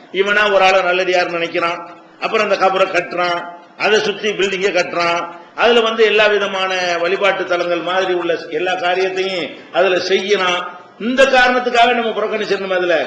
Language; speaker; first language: Tamil; native; Tamil